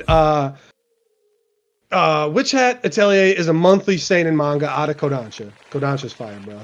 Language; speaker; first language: English; native; English